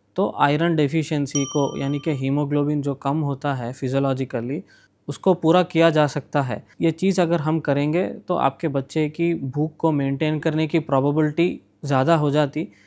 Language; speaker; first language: Hindi; non-native, local second language; Urdu